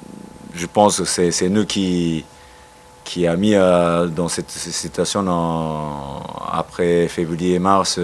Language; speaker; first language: French; non-native, learner; Japanese